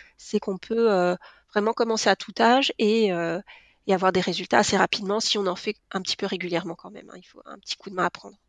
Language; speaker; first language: French; native; French